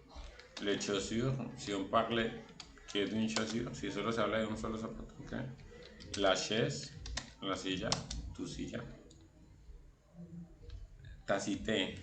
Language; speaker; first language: French; non-native, fluent; Spanish